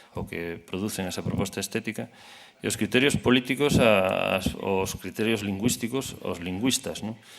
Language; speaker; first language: Galician; non-native, local second language; Spanish